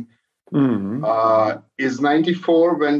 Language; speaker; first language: English; non-native, local second language; Urdu